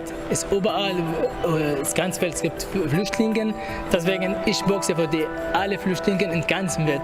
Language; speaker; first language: German; non-native, learner; Arabic